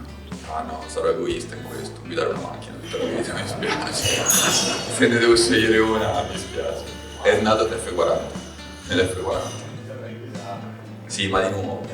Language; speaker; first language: Italian; native; Italian